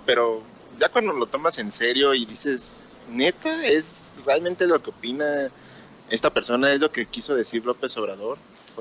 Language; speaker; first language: Spanish; native; Spanish